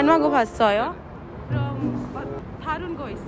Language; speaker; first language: Korean; non-native, learner; Hindi